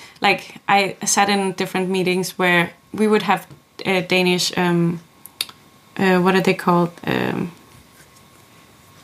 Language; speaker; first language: English; non-native, fluent; Kalaallisut